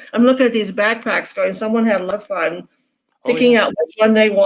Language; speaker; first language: English; native; English